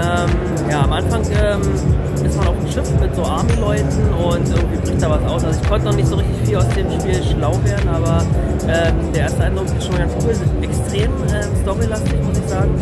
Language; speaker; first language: German; native; German